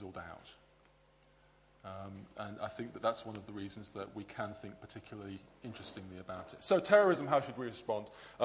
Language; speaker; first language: English; native; English